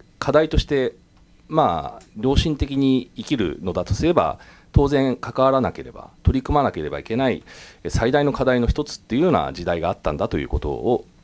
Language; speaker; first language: Japanese; native; Japanese